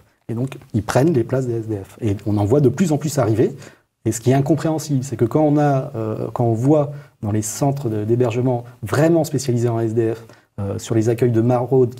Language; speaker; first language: French; native; French